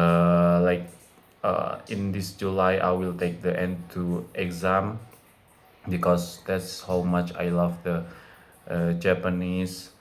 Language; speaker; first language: English; non-native, fluent; Indonesian